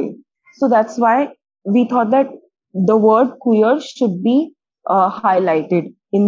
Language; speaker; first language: English; non-native, local second language; Hindi